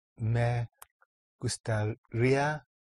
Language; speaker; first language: Spanish; non-native, learner; English